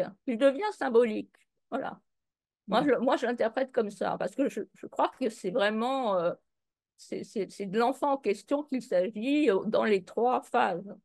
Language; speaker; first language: French; native; French